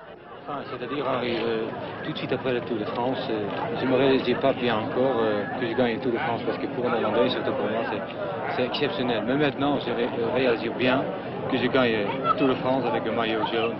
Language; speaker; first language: French; non-native, fluent; Dutch